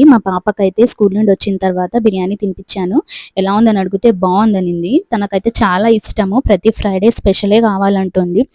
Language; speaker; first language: Telugu; non-native, local second language; Urdu